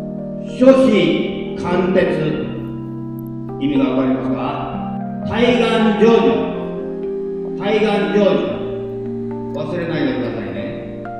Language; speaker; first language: Japanese; native; Japanese